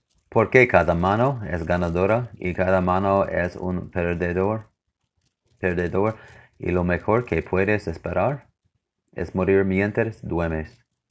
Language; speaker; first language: Spanish; non-native, learner; English